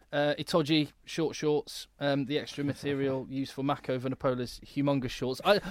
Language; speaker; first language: English; native; English